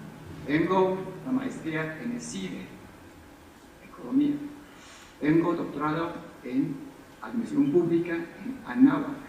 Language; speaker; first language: Spanish; non-native, fluent; Chinese